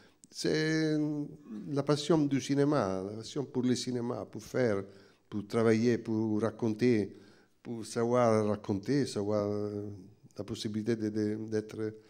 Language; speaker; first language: French; non-native, fluent; Italian